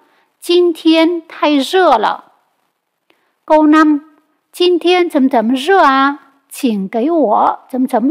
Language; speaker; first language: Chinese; non-native, fluent; Vietnamese